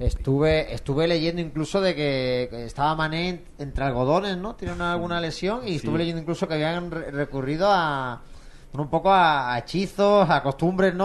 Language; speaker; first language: Spanish; native; Spanish